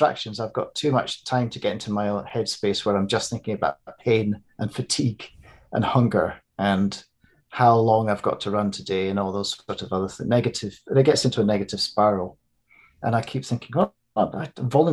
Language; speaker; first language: English; native; English